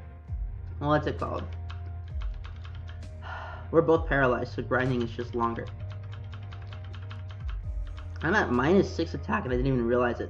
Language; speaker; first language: English; native; English